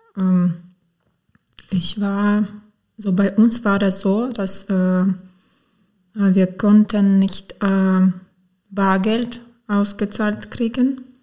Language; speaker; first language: German; non-native, fluent; Ukrainian